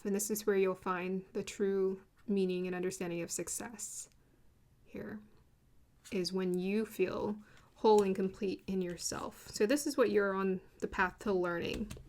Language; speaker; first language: English; native; English